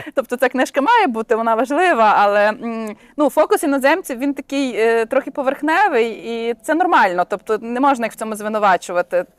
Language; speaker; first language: Ukrainian; native; Ukrainian